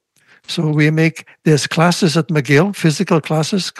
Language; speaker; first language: English; non-native, fluent; Russian